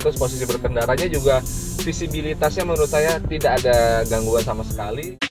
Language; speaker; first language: Indonesian; native; Indonesian